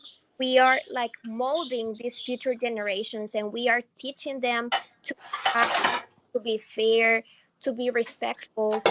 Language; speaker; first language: English; non-native, fluent; Spanish